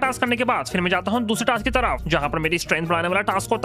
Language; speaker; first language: Hindi; native; Hindi